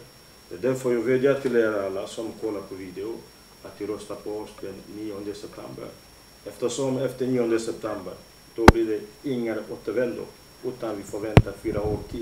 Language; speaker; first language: Swedish; non-native, fluent; Lingala